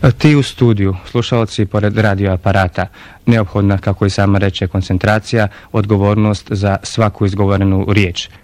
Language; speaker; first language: Bosnian; native; Bosnian